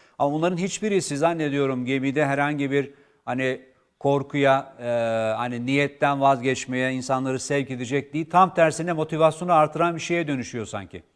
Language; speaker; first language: Turkish; native; Turkish